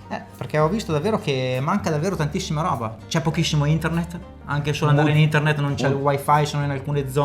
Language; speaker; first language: Italian; native; Italian